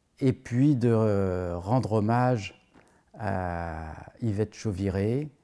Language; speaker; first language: French; native; French